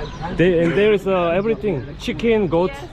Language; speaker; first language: English; non-native, learner; Korean